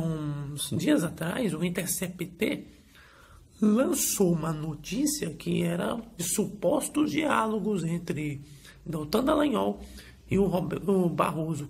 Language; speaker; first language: Portuguese; native; Portuguese